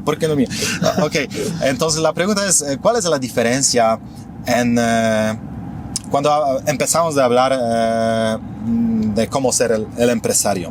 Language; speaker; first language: Spanish; non-native, fluent; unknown